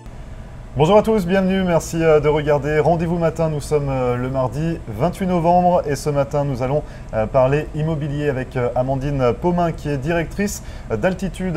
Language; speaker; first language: French; native; French